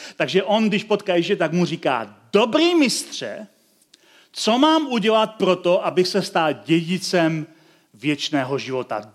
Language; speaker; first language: Czech; native; Czech